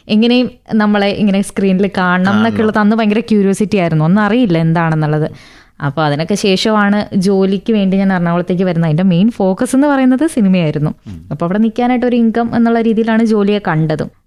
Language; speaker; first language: Malayalam; native; Malayalam